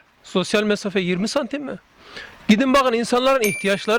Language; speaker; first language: Turkish; native; Turkish